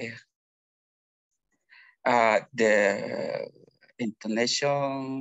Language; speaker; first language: English; non-native, learner; Spanish